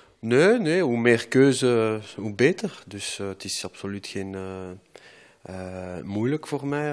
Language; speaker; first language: Dutch; non-native, local second language; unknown